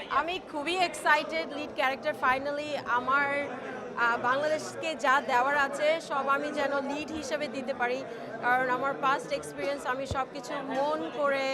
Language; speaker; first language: Bangla; early bilingual, heritage; Bangla